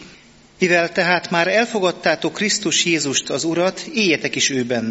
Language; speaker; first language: Hungarian; native; Hungarian